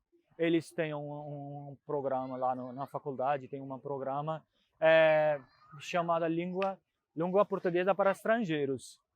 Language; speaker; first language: Portuguese; non-native, fluent; Punjabi